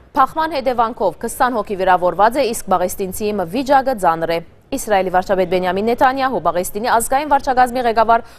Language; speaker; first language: Armenian; early bilingual, heritage; Armenian